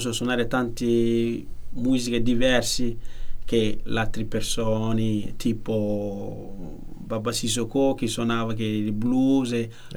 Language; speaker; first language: Italian; non-native, learner; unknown